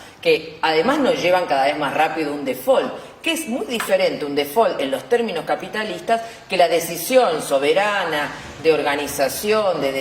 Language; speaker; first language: Spanish; native; Spanish